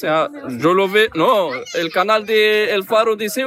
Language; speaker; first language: Spanish; non-native, learner; Arabic